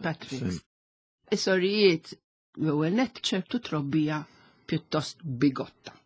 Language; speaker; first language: Maltese; non-native, local second language; English